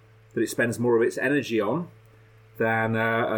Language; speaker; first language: English; native; English